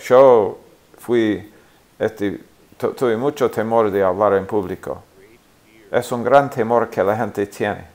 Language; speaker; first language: Spanish; non-native, fluent; English